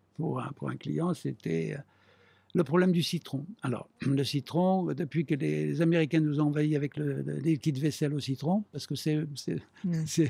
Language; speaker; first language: French; native; French